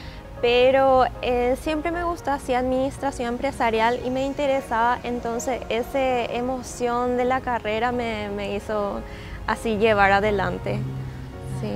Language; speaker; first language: Spanish; non-native, fluent; Japanese